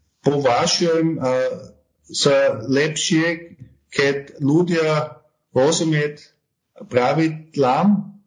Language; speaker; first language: Slovak; non-native, learner; German